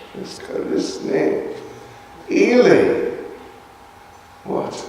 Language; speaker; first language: Russian; non-native, learner; English